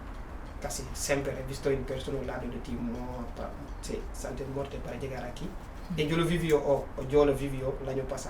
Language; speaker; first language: Spanish; non-native, local second language; Wolof